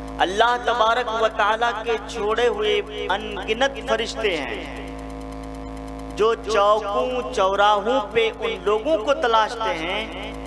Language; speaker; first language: Urdu; native; Urdu